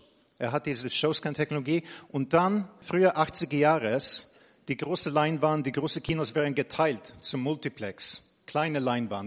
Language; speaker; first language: German; non-native, fluent; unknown